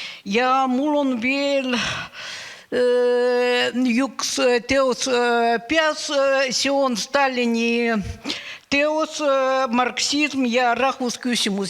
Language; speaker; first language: Estonian; non-native, learner; Russian